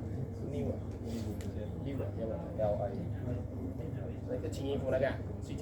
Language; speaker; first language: Chinese; native; Chinese